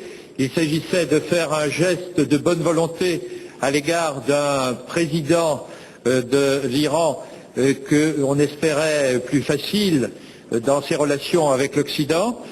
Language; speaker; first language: French; native; French